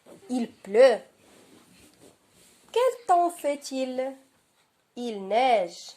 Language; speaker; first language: French; non-native, local second language; Arabic